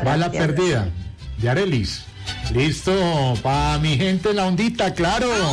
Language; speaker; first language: Spanish; native; Spanish